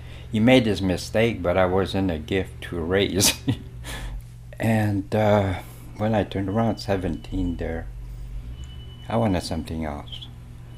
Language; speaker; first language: English; non-native, fluent; French